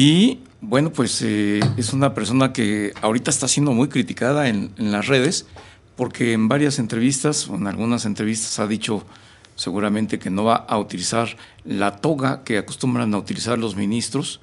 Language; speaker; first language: Spanish; native; Spanish